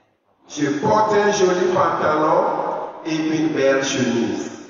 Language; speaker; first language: French; non-native, fluent; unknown